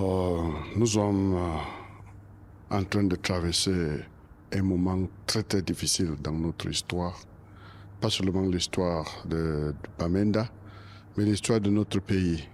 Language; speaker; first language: French; non-native, local second language; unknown